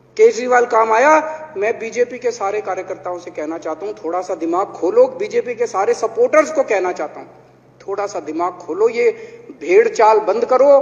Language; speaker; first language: Hindi; native; Hindi